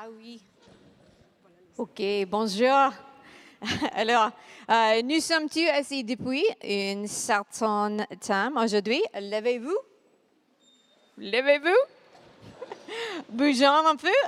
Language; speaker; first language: French; non-native, learner; English